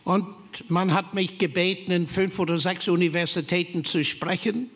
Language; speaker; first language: German; non-native, fluent; English